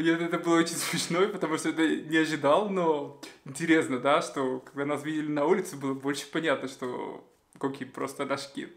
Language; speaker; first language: Russian; non-native, fluent; Spanish